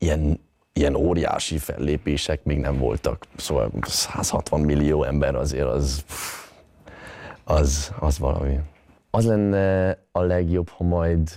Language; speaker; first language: Hungarian; early bilingual, other home language; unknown